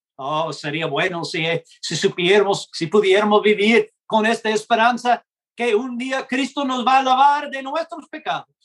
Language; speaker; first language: Spanish; non-native, fluent; English